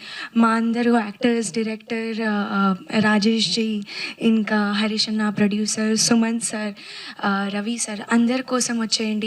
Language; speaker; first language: Telugu; non-native, learner; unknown